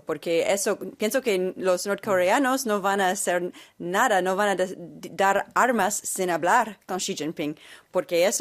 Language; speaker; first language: Spanish; non-native, fluent; English